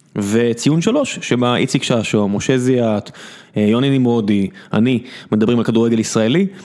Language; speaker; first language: Hebrew; native; Hebrew